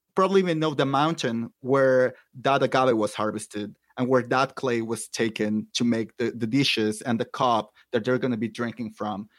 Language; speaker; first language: English; non-native, fluent; Spanish